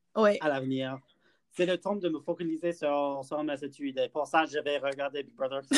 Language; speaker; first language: French; non-native, learner; English